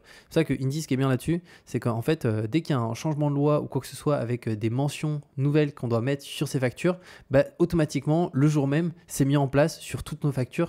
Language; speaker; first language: French; native; French